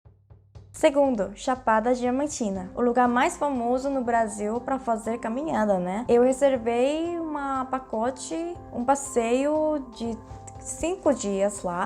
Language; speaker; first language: Portuguese; non-native, fluent; Korean